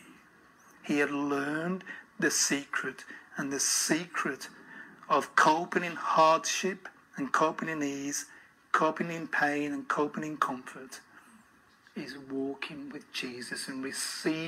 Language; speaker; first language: English; native; English